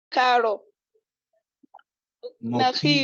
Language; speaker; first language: Arabic; non-native, learner; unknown